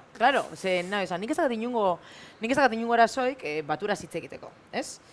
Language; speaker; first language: Basque; native; Basque